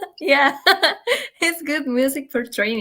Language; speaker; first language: English; non-native, learner; Spanish